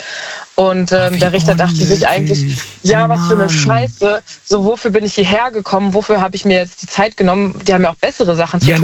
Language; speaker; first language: German; native; German